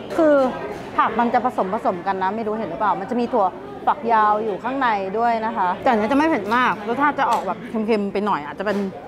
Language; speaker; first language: Thai; native; Thai